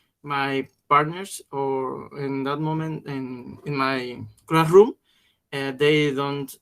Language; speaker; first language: English; non-native, learner; Spanish